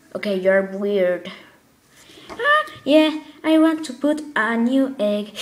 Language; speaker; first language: English; non-native, learner; Spanish